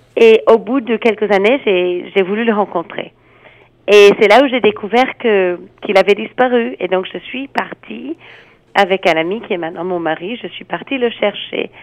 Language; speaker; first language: French; non-native, fluent; English